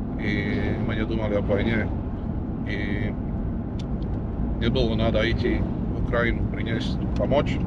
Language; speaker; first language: Russian; non-native, learner; Slovak